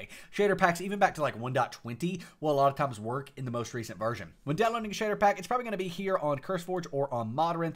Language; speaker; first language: English; native; English